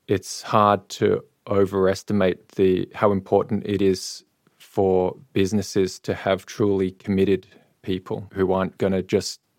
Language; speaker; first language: English; native; English